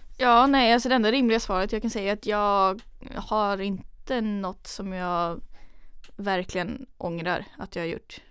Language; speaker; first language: Swedish; native; Swedish